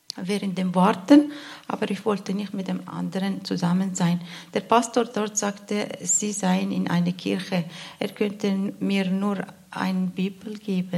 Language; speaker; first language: German; non-native, learner; Arabic